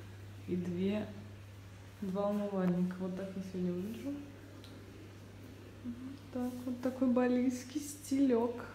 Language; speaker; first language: Russian; native; Russian